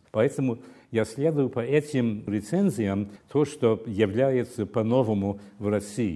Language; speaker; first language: Russian; non-native, fluent; English